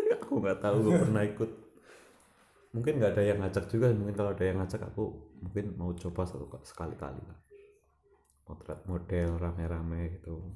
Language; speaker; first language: Indonesian; non-native, local second language; Javanese